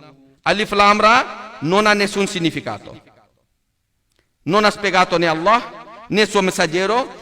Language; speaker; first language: Italian; non-native, learner; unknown